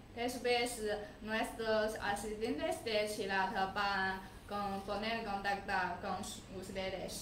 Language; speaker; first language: Spanish; non-native, learner; Chinese